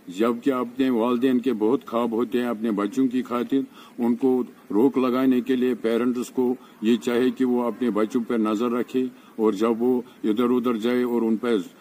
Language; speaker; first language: Hindi; non-native, local second language; Kashmiri